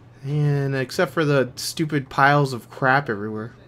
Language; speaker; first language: English; native; English